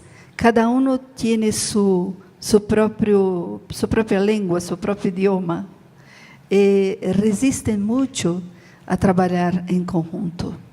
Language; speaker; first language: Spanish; non-native, learner; Portuguese